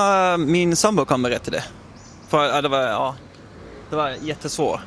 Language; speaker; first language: Swedish; non-native, fluent; Dutch